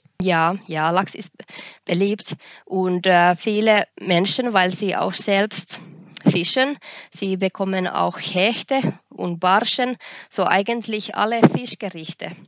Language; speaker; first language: German; non-native, fluent; Finnish